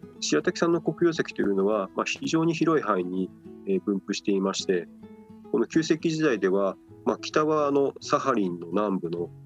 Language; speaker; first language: Japanese; native; Japanese